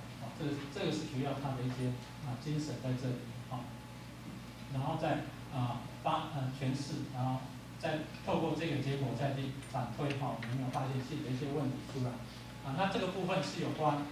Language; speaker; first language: Chinese; native; Chinese